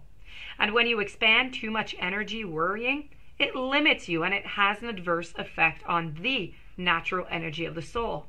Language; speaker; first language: English; non-native, local second language; French